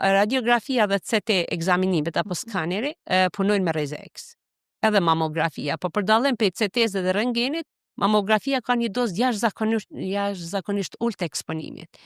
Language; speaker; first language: Albanian; native; Albanian